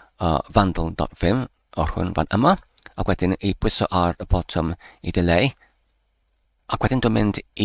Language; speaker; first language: Welsh; non-native, learner; English